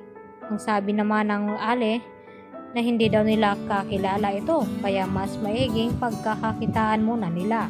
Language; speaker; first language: Filipino; native; Filipino